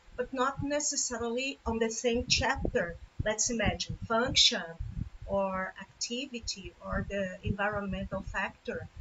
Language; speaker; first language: English; non-native, fluent; Portuguese